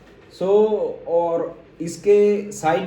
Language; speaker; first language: Hindi; non-native, fluent; Bangla